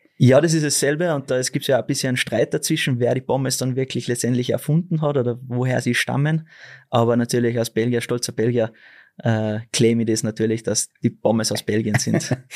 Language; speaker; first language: German; early bilingual, other home language; Dutch